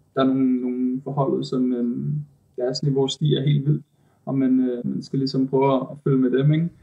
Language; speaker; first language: Danish; native; Danish